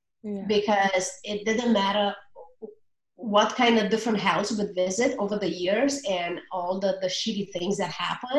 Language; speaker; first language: English; non-native, fluent; Romanian